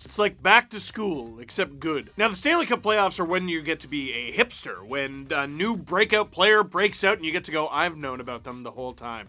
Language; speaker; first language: English; native; English